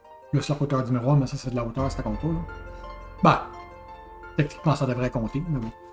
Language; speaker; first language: French; native; French